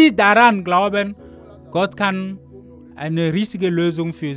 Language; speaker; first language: German; non-native, learner; Ewe